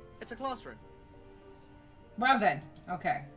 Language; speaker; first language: English; native; English